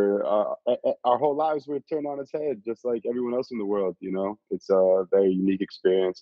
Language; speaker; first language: English; native; English